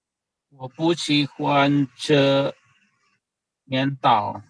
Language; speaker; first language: Chinese; non-native, learner; Indonesian